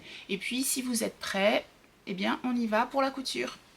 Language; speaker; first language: French; native; French